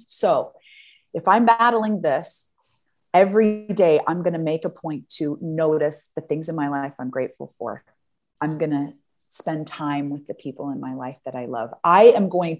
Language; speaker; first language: English; native; English